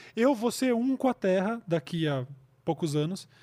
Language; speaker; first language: Portuguese; native; Portuguese